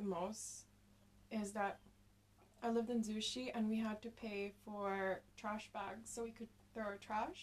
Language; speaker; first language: English; non-native, local second language; Cebuano